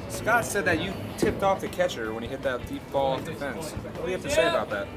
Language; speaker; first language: English; native; English